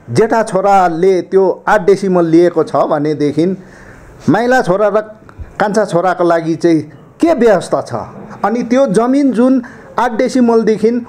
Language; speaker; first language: Nepali; native; Nepali